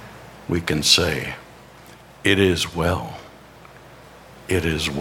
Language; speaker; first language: English; native; English